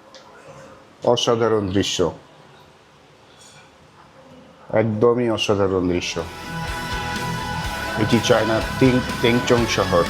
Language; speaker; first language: Bangla; native; Bangla